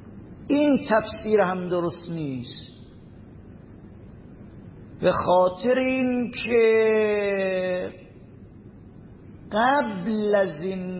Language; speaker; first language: Persian; native; Persian